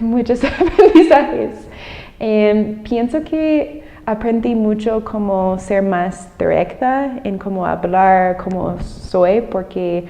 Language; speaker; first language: Spanish; non-native, fluent; English